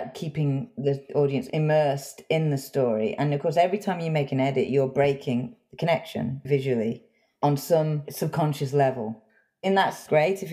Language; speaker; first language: English; native; English